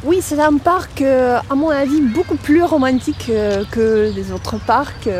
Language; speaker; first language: French; non-native, fluent; Russian